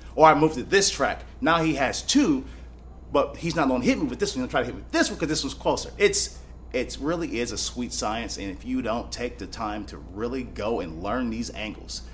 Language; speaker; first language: English; native; English